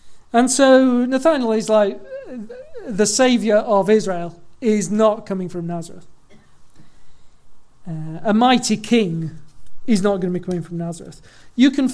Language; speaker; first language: English; native; English